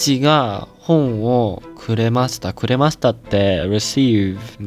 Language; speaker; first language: Japanese; non-native, learner; English